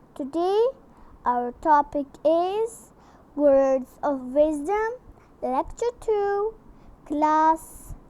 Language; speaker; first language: English; non-native, local second language; Urdu